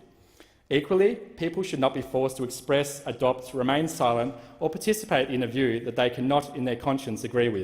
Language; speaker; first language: English; native; English